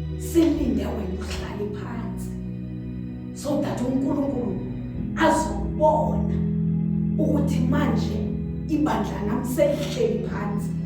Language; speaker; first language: Zulu; non-native, local second language; Xhosa